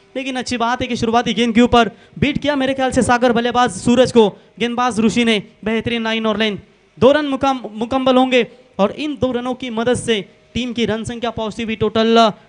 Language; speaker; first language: Hindi; non-native, local second language; Marathi